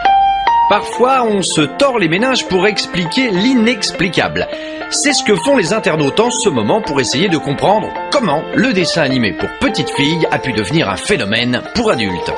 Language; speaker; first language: French; native; French